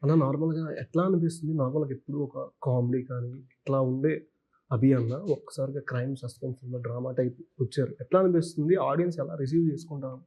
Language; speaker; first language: Telugu; native; Telugu